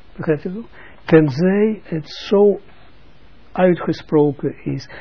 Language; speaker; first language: Dutch; non-native, fluent; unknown